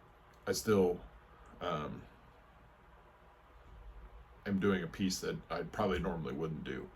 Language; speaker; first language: English; native; English